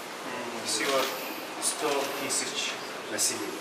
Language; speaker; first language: Russian; non-native, learner; Mongolian